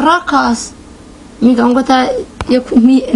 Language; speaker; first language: Finnish; non-native, learner; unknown